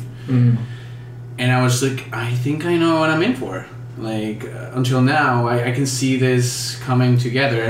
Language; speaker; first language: English; non-native, fluent; Spanish